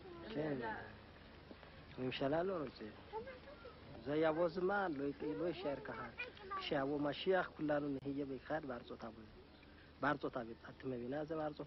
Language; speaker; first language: Hebrew; non-native, learner; Amharic